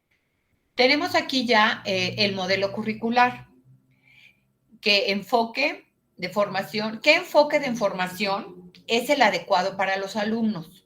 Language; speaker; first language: Spanish; native; Spanish